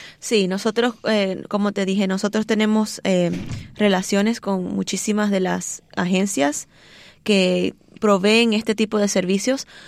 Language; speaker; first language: Spanish; native; Spanish